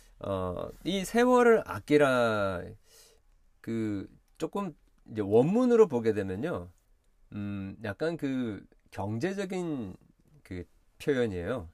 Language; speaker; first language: Korean; early bilingual, heritage; Korean